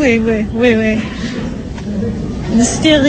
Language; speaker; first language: French; non-native, learner; English